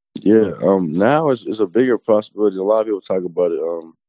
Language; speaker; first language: English; native; English